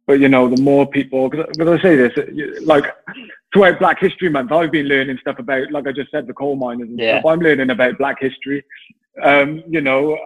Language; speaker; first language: English; native; English